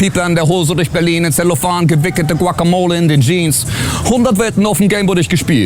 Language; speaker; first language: German; native; German